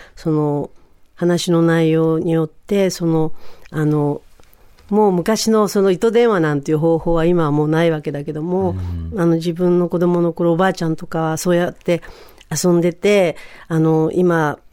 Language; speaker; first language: Japanese; native; Japanese